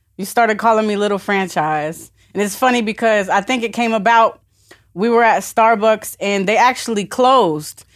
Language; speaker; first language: English; native; English